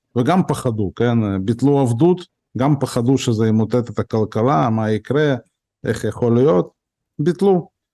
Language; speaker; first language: Hebrew; early bilingual, other home language; Russian